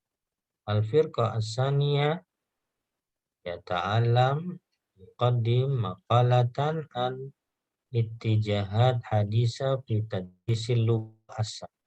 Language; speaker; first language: Arabic; non-native, fluent; Indonesian